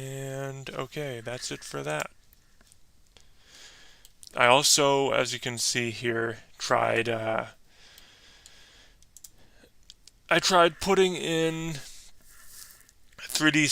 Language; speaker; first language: English; native; English